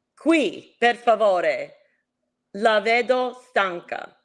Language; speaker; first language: Italian; non-native, learner; English